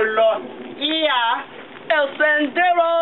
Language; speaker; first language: Spanish; non-native, learner; English